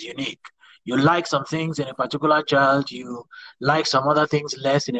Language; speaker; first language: English; non-native, local second language; Yoruba